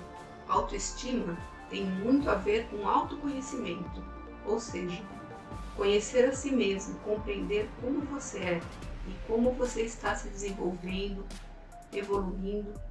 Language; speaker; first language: Portuguese; native; Portuguese